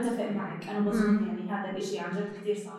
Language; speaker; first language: Arabic; native; Arabic